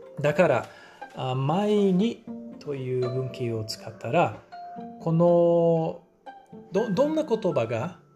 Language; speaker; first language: Japanese; non-native, fluent; Portuguese